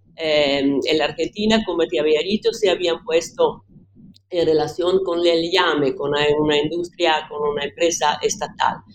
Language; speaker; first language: Spanish; non-native, fluent; Italian